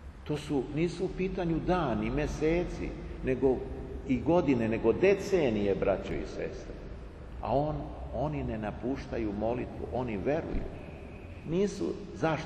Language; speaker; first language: Serbian; native; Serbian